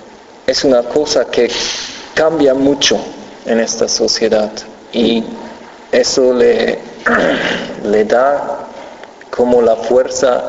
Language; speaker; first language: Spanish; non-native, fluent; German